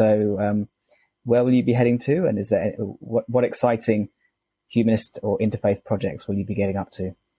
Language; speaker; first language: English; native; English